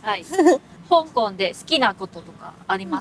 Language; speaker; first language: Japanese; non-native, fluent; Cantonese